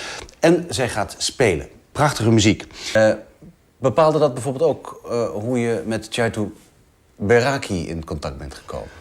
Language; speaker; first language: Dutch; native; Dutch